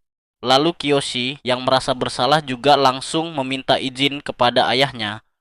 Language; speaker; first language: Indonesian; native; Indonesian